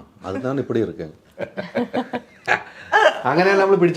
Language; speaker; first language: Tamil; non-native, learner; Malayalam